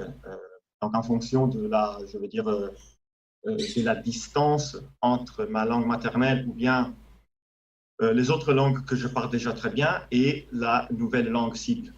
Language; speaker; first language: French; non-native, fluent; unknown